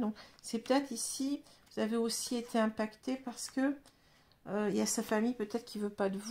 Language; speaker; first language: French; native; French